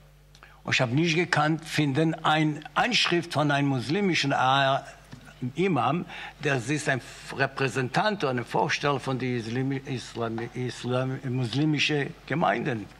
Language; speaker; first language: German; non-native, fluent; Yiddish